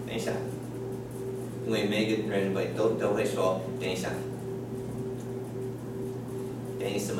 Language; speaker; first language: Chinese; non-native, fluent; English